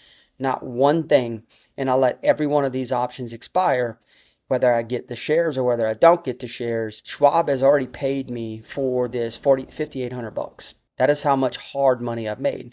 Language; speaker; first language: English; native; English